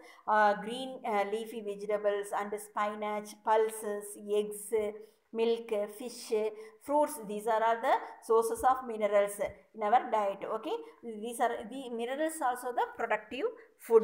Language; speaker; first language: English; non-native, local second language; Tamil